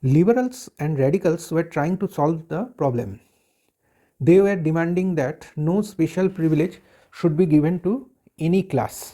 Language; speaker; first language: English; non-native, local second language; Bangla